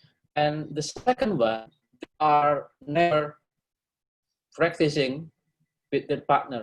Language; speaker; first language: English; non-native, fluent; Indonesian